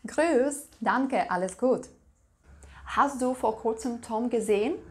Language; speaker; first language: German; non-native, fluent; Russian